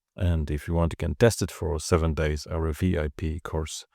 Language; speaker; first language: English; non-native, fluent; Polish